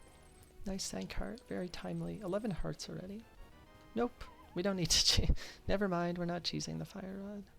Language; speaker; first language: English; native; English